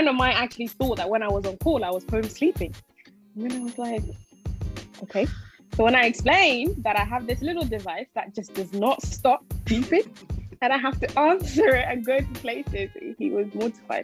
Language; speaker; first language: English; non-native, local second language; Akan